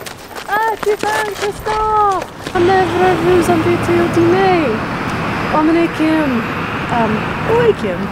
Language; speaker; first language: French; non-native, learner; English